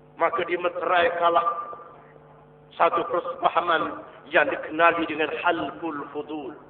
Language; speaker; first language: Malay; native; Malay